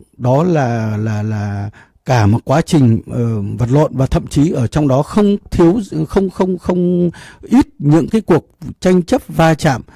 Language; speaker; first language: Vietnamese; native; Vietnamese